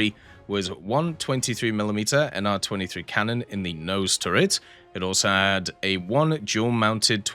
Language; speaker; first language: English; native; English